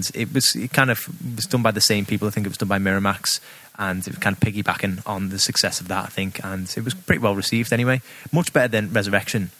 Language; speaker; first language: English; native; English